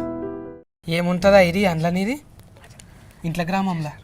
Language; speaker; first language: Telugu; native; Telugu